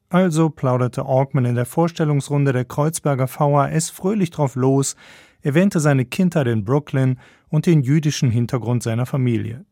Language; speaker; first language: German; native; German